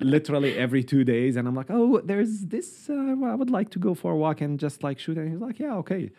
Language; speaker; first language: English; non-native, fluent; Arabic